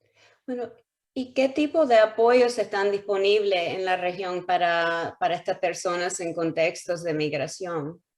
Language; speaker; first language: Spanish; early bilingual, heritage; Spanish